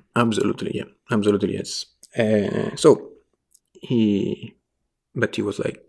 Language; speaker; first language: English; non-native, fluent; Italian